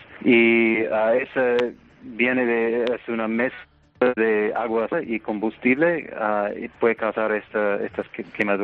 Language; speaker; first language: Spanish; non-native, fluent; English